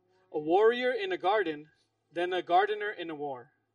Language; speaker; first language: English; early bilingual, other home language; Spanish